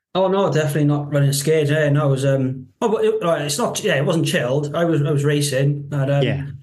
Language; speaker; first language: English; native; English